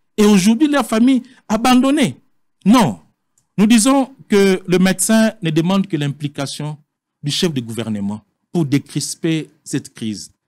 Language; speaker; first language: French; non-native, local second language; Lingala